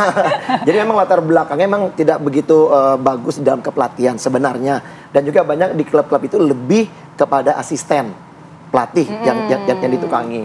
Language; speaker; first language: Indonesian; native; Indonesian